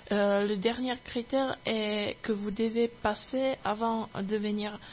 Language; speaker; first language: French; non-native, fluent; Czech